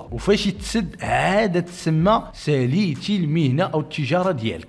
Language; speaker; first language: Arabic; native; Arabic